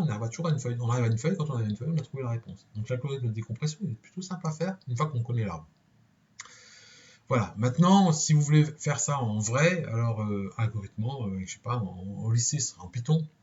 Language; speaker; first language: French; native; French